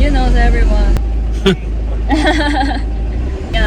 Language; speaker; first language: English; non-native, learner; Korean